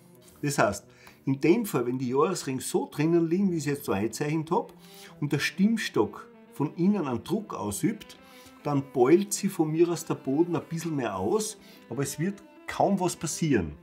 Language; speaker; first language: German; native; German